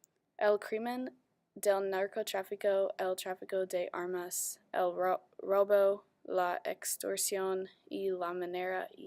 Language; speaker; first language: Spanish; non-native, learner; English